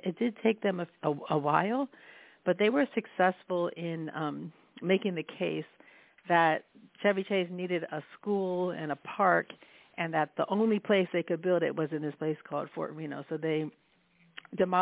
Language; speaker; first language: English; native; English